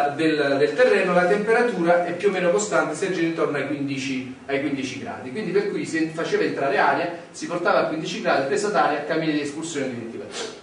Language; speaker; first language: Italian; native; Italian